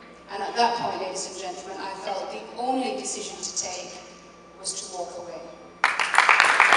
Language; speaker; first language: English; early bilingual, other home language; Urdu